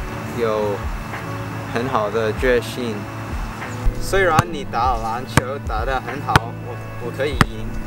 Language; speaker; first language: Chinese; non-native, learner; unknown